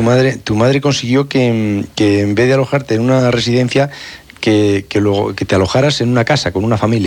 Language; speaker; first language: Spanish; native; Spanish